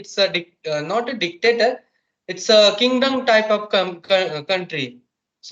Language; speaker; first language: English; non-native, local second language; Marathi